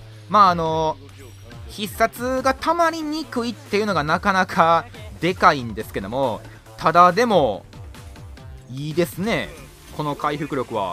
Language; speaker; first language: Japanese; native; Japanese